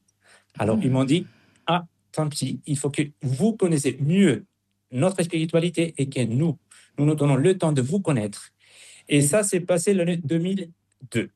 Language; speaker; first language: French; non-native, fluent; Spanish